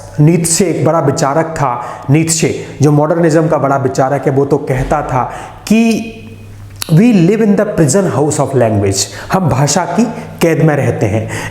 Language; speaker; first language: Hindi; native; Hindi